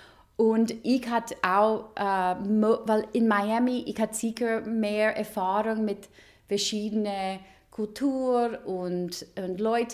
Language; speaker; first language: German; non-native, fluent; English